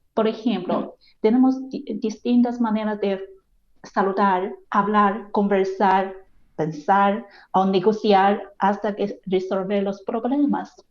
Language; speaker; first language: Spanish; non-native, fluent; Chinese